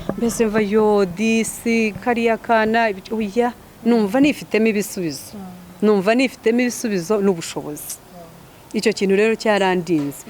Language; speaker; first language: Kinyarwanda; early bilingual, heritage; Kinyarwanda